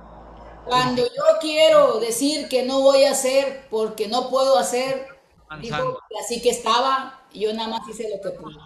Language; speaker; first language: Spanish; native; Spanish